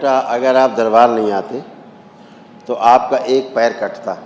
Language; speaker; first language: Hindi; native; Hindi